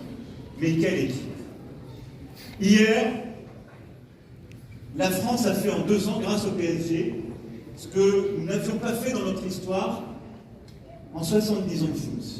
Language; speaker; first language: French; native; French